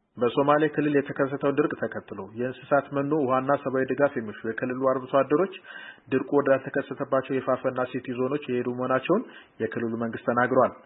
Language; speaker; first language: Amharic; native; Amharic